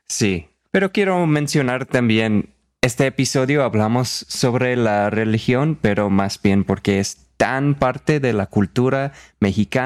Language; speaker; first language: Spanish; non-native, fluent; English